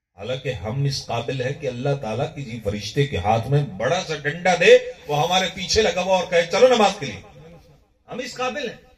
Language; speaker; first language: Urdu; non-native, local second language; Punjabi